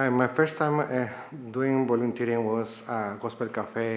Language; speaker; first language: English; non-native, fluent; Spanish